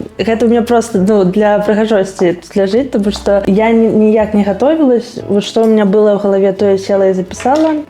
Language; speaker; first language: Belarusian; non-native, local second language; Russian